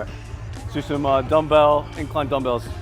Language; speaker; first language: English; native; English